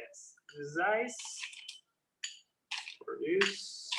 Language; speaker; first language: English; non-native, learner; Portuguese